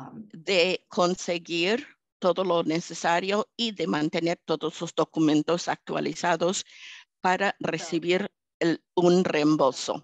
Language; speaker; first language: Spanish; early bilingual, heritage; English